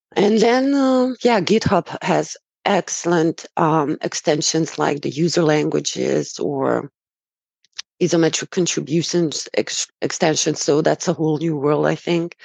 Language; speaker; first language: English; non-native, fluent; Romanian